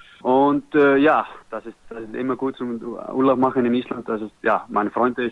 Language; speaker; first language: German; non-native, learner; Icelandic